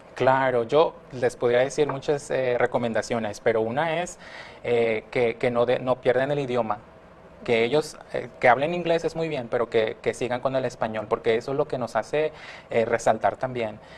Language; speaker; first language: Spanish; early bilingual, heritage; Spanish